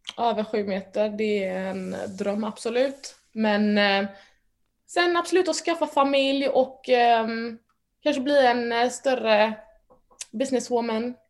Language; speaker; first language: Swedish; early bilingual, other home language; Mandingo